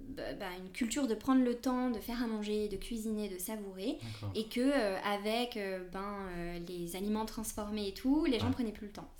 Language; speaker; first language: French; native; French